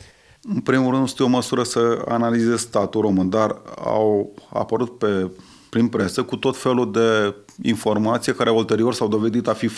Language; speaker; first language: Romanian; native; Romanian